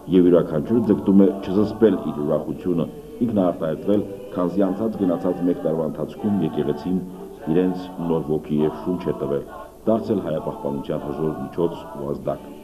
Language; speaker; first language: Armenian; native; Armenian